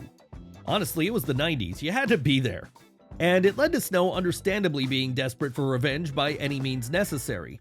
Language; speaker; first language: English; native; English